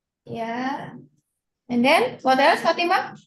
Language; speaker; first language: English; non-native, fluent; Indonesian